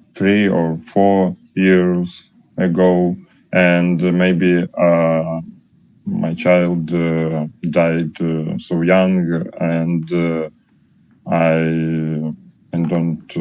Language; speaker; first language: English; non-native, learner; Russian